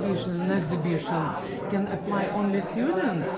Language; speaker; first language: English; non-native, learner; Russian